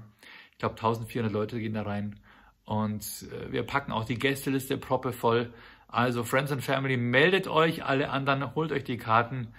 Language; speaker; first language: German; native; German